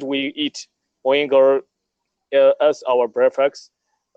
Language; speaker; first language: English; non-native, learner; Burmese